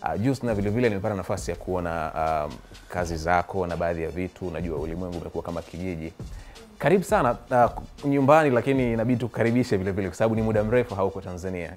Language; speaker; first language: Swahili; native; Swahili